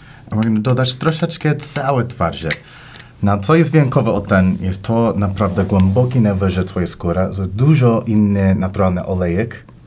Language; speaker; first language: Polish; non-native, learner; English